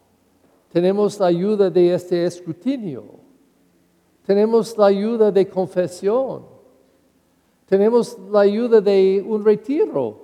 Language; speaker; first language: Spanish; non-native, learner; English